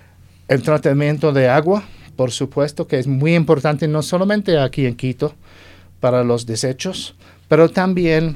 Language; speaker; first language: Spanish; non-native, fluent; English